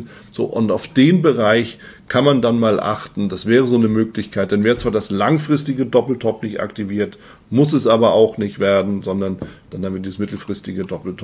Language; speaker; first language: German; native; German